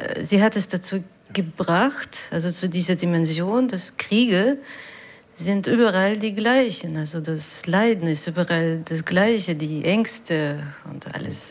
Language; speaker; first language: German; non-native, fluent; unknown